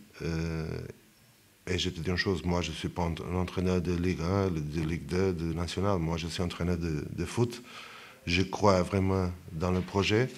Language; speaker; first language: French; non-native, fluent; Portuguese